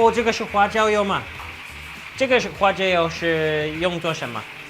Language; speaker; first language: Chinese; non-native, learner; English